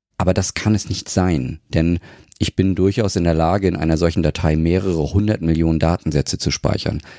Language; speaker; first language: German; native; German